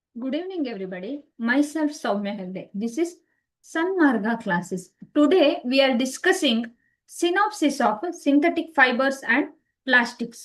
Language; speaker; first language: English; non-native, local second language; Kannada